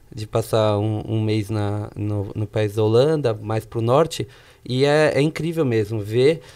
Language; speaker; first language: Portuguese; native; Portuguese